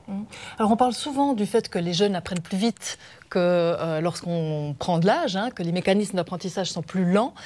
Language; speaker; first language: French; native; French